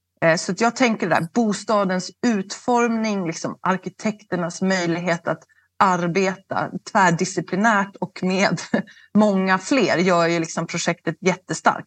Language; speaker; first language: Swedish; native; Swedish